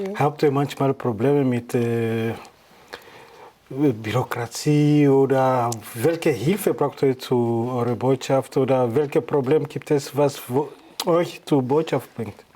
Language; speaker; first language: German; non-native, learner; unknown